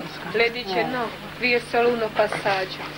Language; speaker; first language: Italian; non-native, learner; Croatian